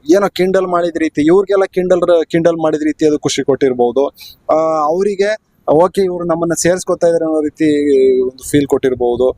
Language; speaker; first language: Kannada; native; Kannada